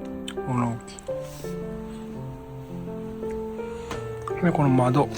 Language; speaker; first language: Japanese; native; Japanese